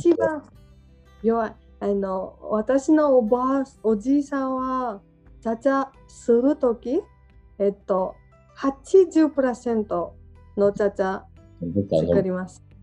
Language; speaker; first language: Japanese; non-native, learner; Georgian